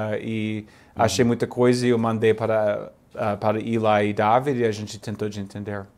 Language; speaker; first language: Portuguese; non-native, fluent; English